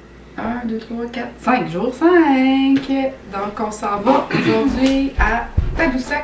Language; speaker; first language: French; native; French